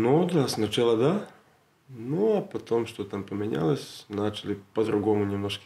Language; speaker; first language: Russian; non-native, learner; Serbian